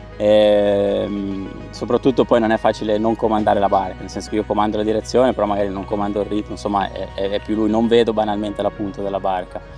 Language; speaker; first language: Italian; native; Italian